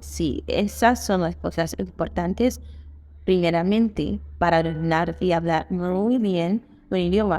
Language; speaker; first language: Spanish; non-native, fluent; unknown